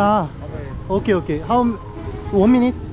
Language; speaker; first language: English; non-native, learner; Korean